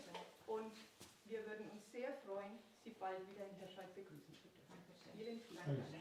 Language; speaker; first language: German; native; German